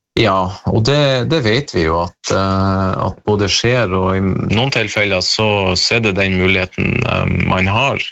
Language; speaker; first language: Norwegian; native; Norwegian